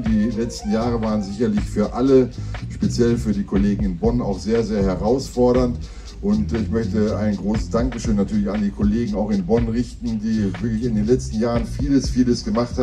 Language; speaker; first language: German; native; German